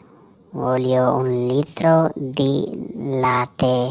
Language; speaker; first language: Italian; non-native, learner; Urdu